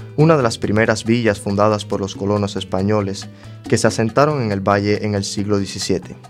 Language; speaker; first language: Spanish; native; Spanish